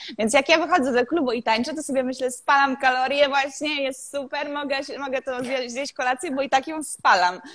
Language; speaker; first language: Polish; native; Polish